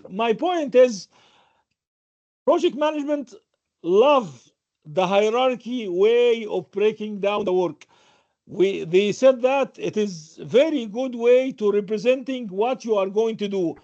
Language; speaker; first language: English; non-native, fluent; Arabic